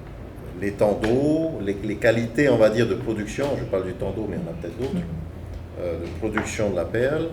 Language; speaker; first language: French; native; French